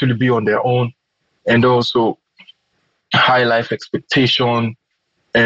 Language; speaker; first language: English; non-native, local second language; Krio